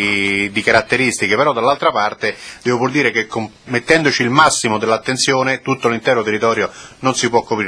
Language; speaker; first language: Italian; native; Italian